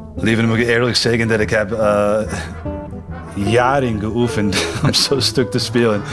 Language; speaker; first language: Dutch; non-native, learner; English